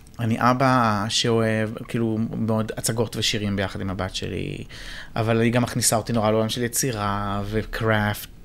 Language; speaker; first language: Hebrew; native; Hebrew